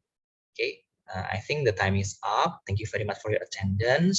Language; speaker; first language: English; non-native, learner; Indonesian